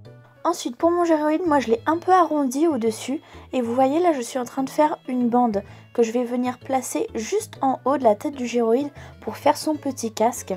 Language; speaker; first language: French; native; French